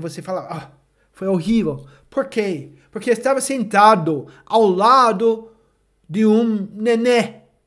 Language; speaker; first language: Portuguese; non-native, fluent; English